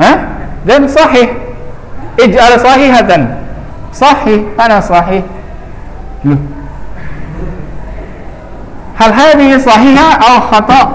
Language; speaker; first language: Arabic; non-native, fluent; Indonesian